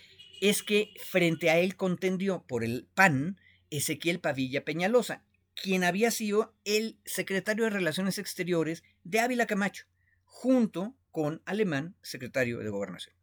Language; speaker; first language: Spanish; native; Spanish